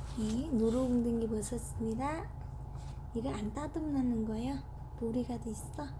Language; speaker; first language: Korean; non-native, learner; Vietnamese